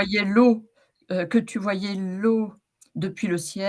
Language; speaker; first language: French; native; French